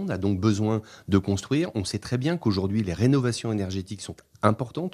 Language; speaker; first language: French; native; French